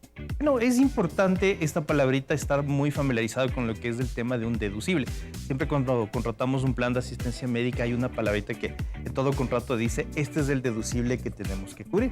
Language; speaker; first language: Spanish; native; Spanish